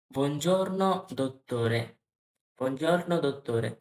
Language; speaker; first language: Italian; non-native, learner; Bangla